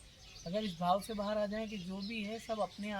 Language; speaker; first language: Hindi; native; Hindi